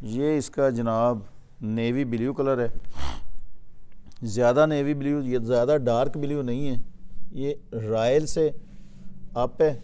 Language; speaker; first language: Urdu; non-native, local second language; Punjabi